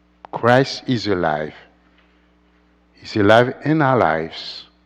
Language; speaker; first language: English; non-native, fluent; Haitian Creole